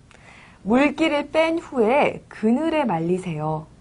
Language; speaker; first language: Korean; native; Korean